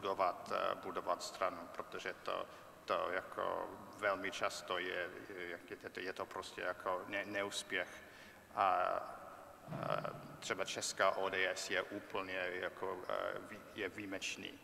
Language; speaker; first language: Czech; non-native, fluent; English